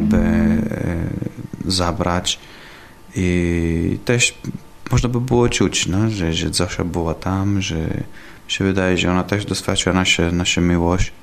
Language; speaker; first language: Polish; non-native, learner; Italian